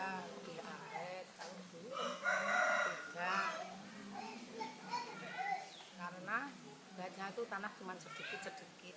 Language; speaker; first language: Indonesian; non-native, local second language; Javanese